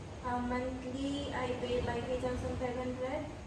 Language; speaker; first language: English; non-native, local second language; Filipino